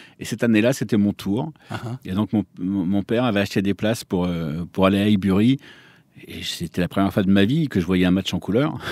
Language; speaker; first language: French; native; French